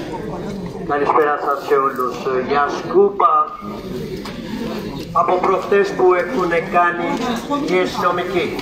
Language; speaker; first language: Greek; non-native, fluent; Urdu